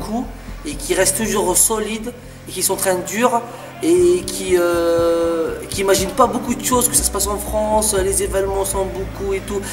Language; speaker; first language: French; non-native, local second language; Arabic